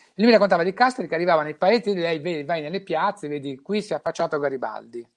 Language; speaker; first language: Italian; native; Italian